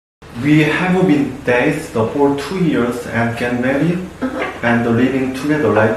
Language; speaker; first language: English; non-native, learner; Korean